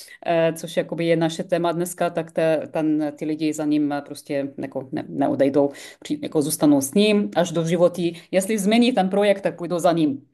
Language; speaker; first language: Czech; non-native, fluent; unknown